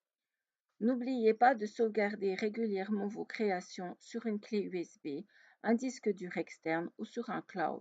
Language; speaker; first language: French; native; French